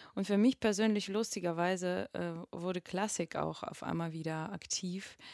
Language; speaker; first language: German; non-native, fluent; Russian